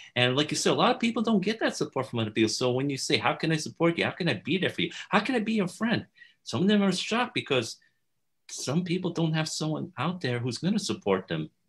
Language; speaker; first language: English; native; English